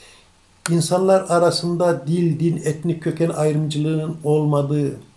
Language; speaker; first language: Turkish; native; Turkish